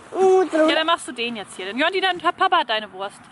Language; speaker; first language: German; native; German